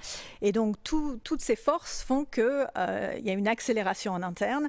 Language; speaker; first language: French; native; French